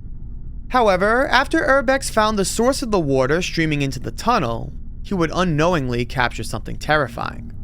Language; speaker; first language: English; native; English